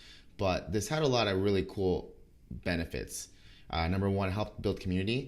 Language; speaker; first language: English; native; English